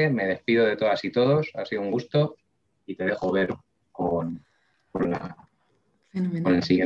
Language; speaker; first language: Spanish; native; Spanish